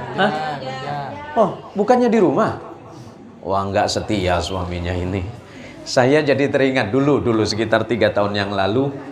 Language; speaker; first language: Indonesian; non-native, local second language; Madurese